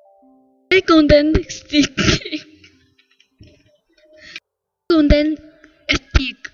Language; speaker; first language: Catalan; non-native, learner; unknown